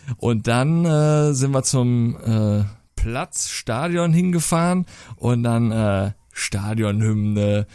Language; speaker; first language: German; native; German